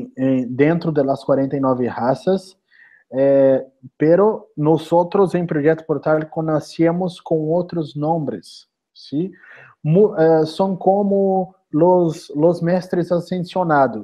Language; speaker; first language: Spanish; non-native, learner; Portuguese